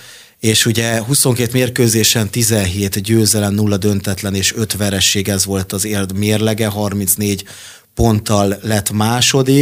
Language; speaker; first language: Hungarian; native; Hungarian